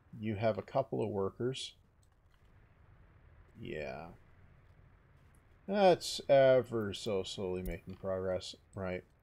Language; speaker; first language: English; native; English